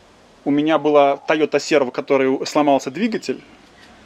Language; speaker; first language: Russian; native; Russian